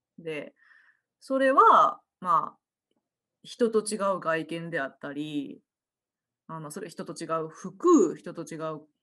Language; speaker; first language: Japanese; native; Japanese